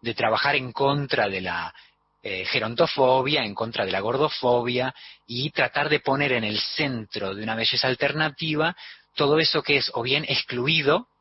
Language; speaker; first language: Spanish; native; Spanish